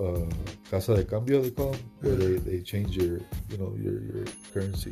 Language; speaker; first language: English; early bilingual, other home language; Spanish